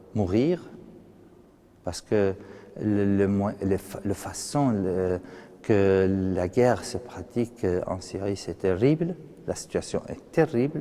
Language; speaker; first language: French; non-native, fluent; Arabic